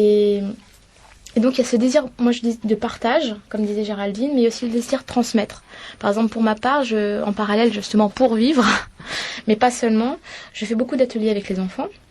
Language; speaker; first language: French; native; French